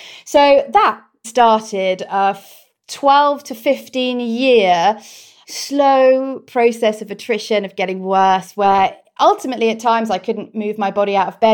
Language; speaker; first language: English; native; English